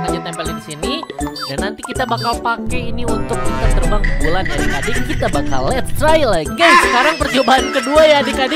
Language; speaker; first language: Indonesian; native; Indonesian